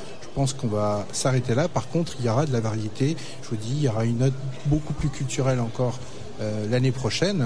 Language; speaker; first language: French; native; French